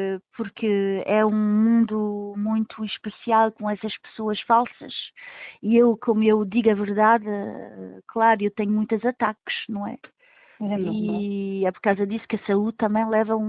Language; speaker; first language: Portuguese; early bilingual, heritage; Portuguese